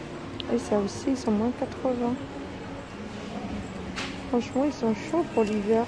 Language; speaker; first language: French; native; French